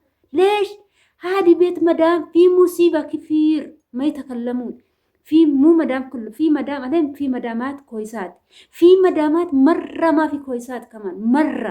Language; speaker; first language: Arabic; non-native, learner; Oromo